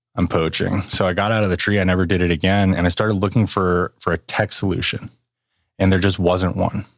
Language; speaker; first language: English; native; English